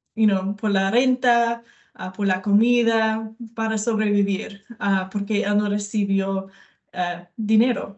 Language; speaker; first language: Spanish; non-native, learner; English